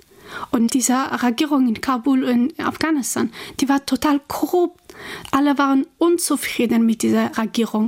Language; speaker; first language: German; non-native, fluent; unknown